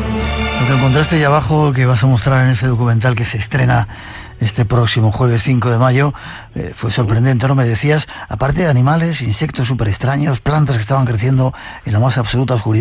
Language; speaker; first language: Spanish; native; Spanish